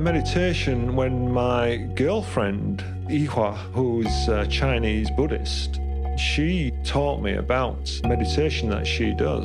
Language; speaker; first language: English; native; English